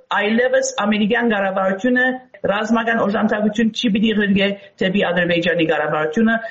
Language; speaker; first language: Armenian; early bilingual, heritage; Armenian